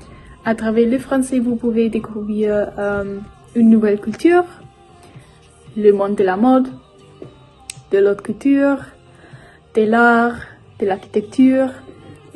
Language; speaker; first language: French; non-native, learner; German